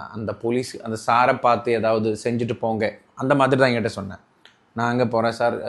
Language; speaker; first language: Tamil; non-native, local second language; Malayalam